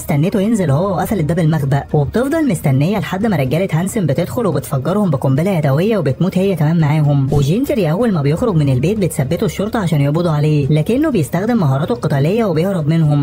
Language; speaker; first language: Arabic; native; Arabic